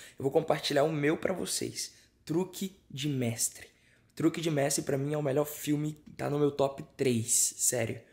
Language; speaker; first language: Portuguese; native; Portuguese